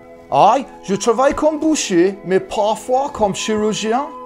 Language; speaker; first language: French; non-native, fluent; English